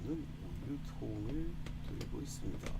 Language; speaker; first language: Korean; non-native, learner; English